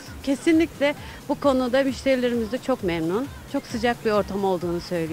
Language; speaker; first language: Turkish; native; Turkish